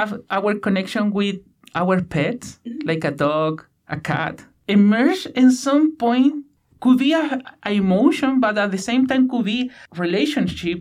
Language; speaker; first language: English; non-native, learner; Spanish